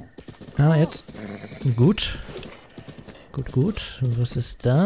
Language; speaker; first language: German; native; German